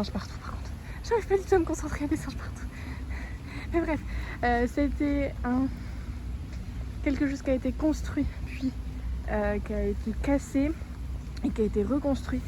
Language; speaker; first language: French; native; French